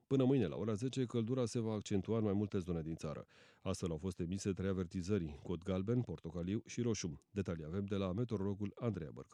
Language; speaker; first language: Romanian; native; Romanian